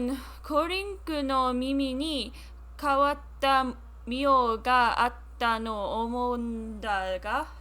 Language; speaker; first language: Japanese; non-native, learner; English